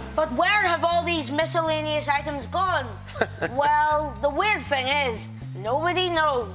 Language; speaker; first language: English; native; English